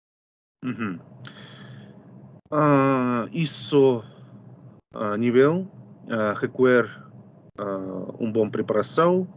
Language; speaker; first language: Portuguese; non-native, fluent; Russian